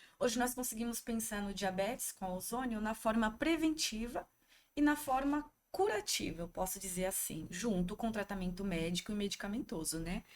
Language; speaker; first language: Portuguese; native; Portuguese